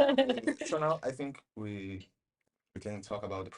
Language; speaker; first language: English; non-native, learner; Portuguese